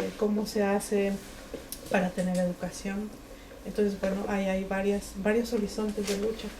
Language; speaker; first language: Spanish; non-native, local second language; Mixtepec Mixtec